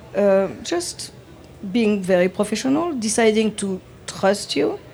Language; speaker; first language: English; non-native, fluent; French